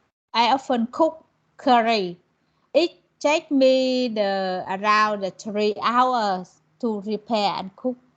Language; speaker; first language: English; non-native, learner; Vietnamese